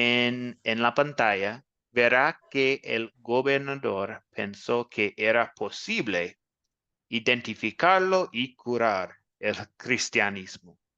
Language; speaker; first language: Spanish; non-native, fluent; English